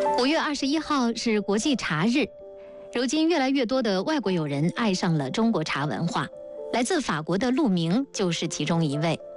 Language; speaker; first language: Chinese; native; Chinese